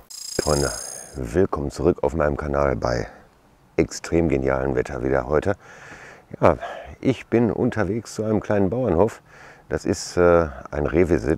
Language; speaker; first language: German; native; German